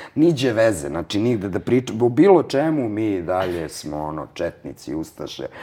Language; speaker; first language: Serbian; native; Serbian